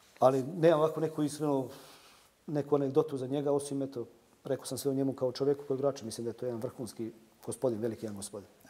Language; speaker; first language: Serbian; native; Serbian